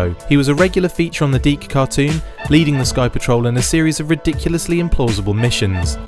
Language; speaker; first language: English; native; English